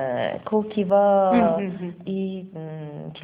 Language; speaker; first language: Japanese; non-native, learner; Persian